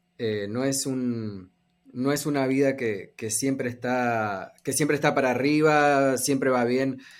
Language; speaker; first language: Spanish; native; Spanish